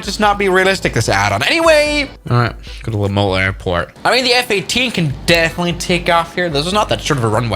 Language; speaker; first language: English; non-native, fluent; German